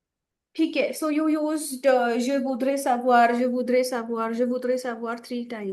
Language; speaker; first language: French; non-native, fluent; Hindi